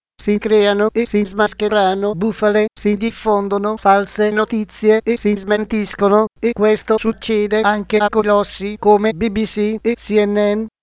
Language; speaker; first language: Italian; non-native, fluent; Arabic